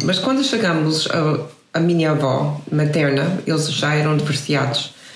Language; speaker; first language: Portuguese; non-native, fluent; English